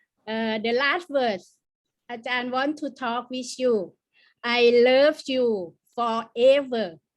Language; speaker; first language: English; non-native, learner; Thai